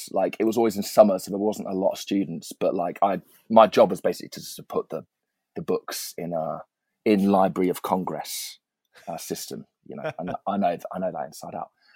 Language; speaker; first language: English; native; English